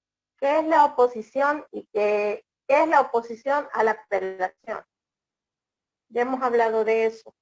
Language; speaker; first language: Spanish; native; Spanish